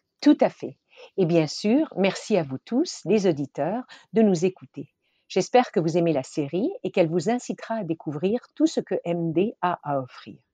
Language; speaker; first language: French; native; French